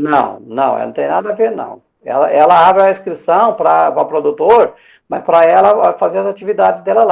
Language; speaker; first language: Portuguese; native; Portuguese